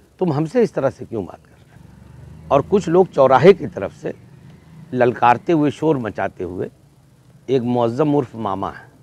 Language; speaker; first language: Hindi; native; Hindi